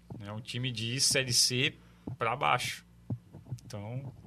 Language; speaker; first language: Portuguese; native; Portuguese